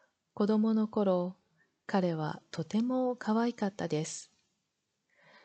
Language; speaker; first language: Japanese; non-native, learner; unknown